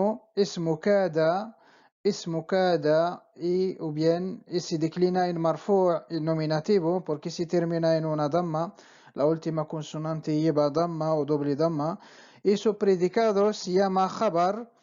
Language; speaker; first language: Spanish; non-native, fluent; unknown